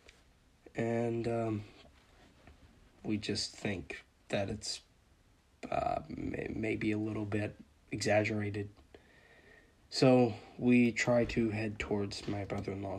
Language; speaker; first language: English; native; English